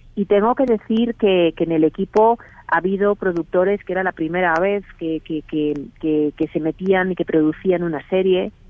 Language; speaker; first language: Spanish; native; Spanish